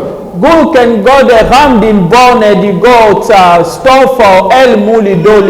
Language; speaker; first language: Swedish; non-native, learner; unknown